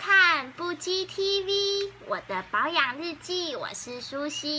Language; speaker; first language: Chinese; native; Chinese